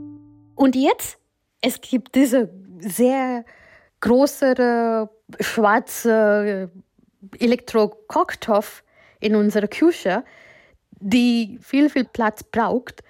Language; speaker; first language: German; non-native, fluent; Gujarati